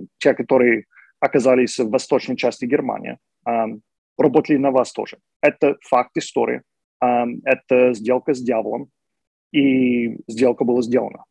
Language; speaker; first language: Russian; non-native, fluent; English